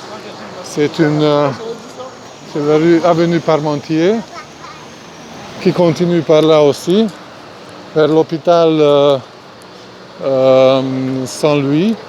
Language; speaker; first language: French; non-native, fluent; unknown